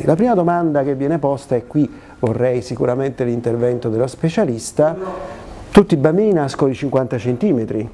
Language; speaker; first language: Italian; native; Italian